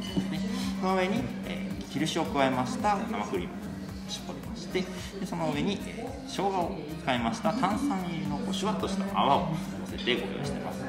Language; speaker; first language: Japanese; native; Japanese